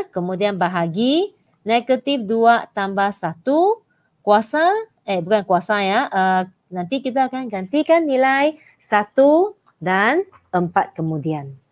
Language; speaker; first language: Malay; non-native, local second language; Chinese